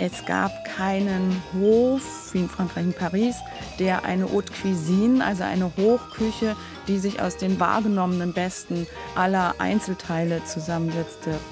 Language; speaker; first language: German; native; German